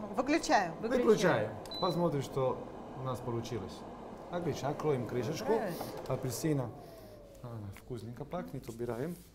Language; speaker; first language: Russian; non-native, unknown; Italian